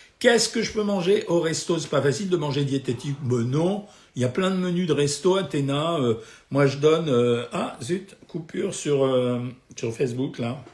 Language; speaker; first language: French; native; French